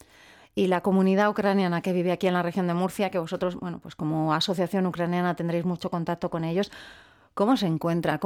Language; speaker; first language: Spanish; native; Spanish